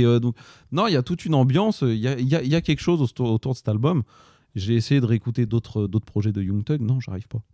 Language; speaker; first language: French; native; French